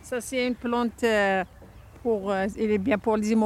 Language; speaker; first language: French; non-native, learner; Kabyle